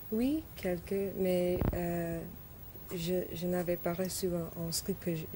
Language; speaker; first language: French; non-native, learner; English